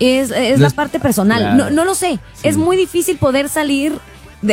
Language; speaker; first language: Spanish; native; Spanish